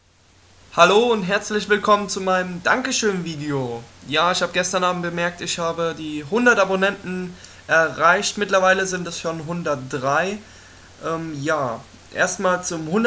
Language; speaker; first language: German; native; German